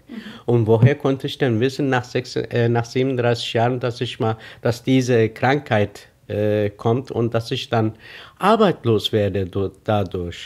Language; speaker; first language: German; non-native, fluent; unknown